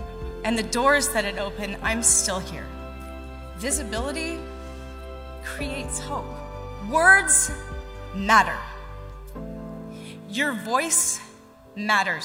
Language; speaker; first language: English; native; English